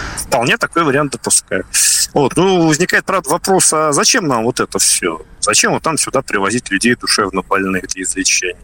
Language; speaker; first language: Russian; native; Russian